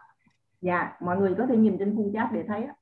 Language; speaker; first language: Vietnamese; native; Vietnamese